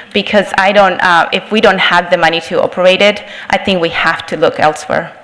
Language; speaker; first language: English; non-native, fluent; Spanish